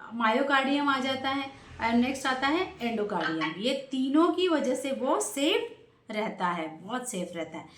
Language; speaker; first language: Hindi; non-native, local second language; Marathi